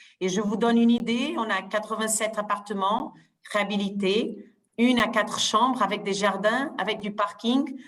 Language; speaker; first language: French; non-native, fluent; Portuguese